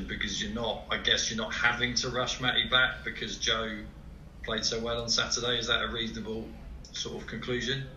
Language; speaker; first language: English; native; English